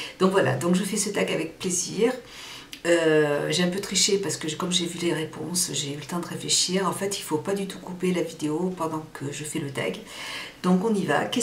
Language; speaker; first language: French; early bilingual, other home language; Portuguese